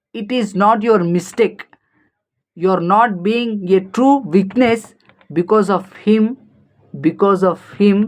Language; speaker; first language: English; non-native, local second language; Telugu